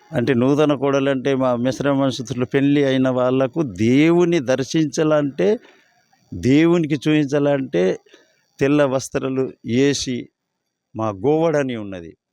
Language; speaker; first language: Telugu; non-native, local second language; Gondi